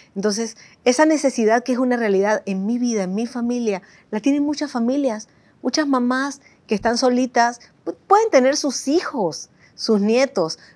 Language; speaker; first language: Spanish; native; Spanish